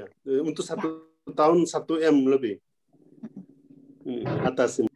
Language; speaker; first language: Indonesian; non-native, learner; Korean